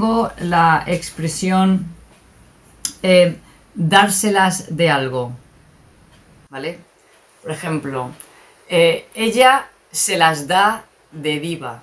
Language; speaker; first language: Spanish; native; Spanish